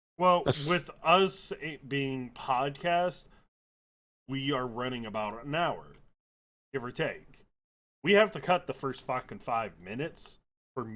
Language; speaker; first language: English; native; English